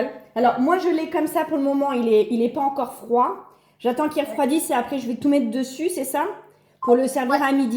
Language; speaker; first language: French; native; French